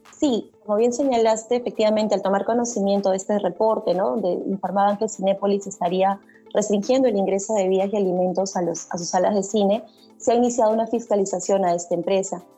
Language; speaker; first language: Spanish; native; Spanish